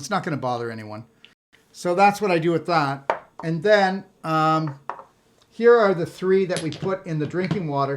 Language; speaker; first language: English; native; English